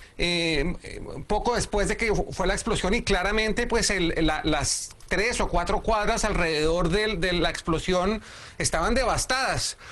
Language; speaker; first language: Spanish; native; Spanish